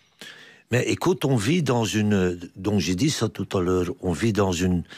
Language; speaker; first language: French; non-native, local second language; Dutch